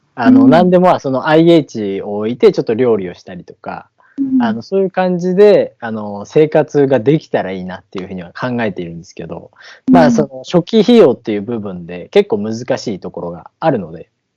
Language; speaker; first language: Japanese; native; Japanese